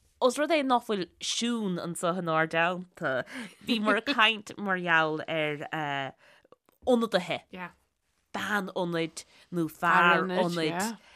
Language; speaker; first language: Irish; native; Irish